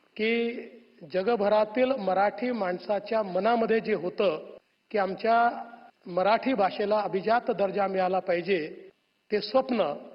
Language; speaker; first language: Hindi; non-native, local second language; Gujarati